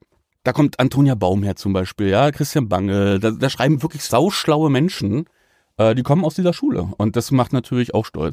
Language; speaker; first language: German; native; German